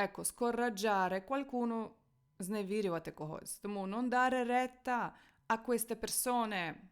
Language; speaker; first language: Italian; non-native, fluent; Ukrainian